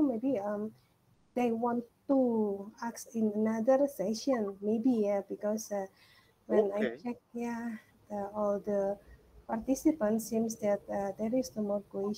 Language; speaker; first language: English; non-native, learner; Indonesian